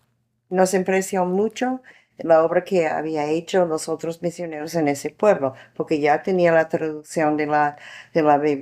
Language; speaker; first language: Spanish; non-native, fluent; English